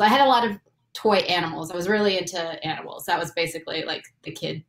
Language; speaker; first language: English; native; English